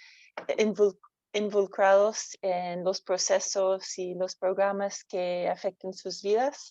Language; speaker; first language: Spanish; non-native, fluent; English